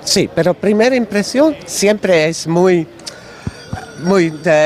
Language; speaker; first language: Spanish; non-native, learner; Dutch